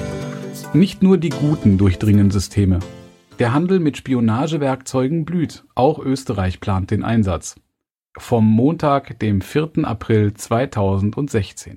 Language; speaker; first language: German; native; German